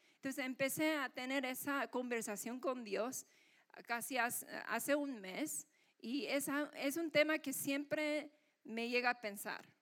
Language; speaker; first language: Spanish; non-native, fluent; Korean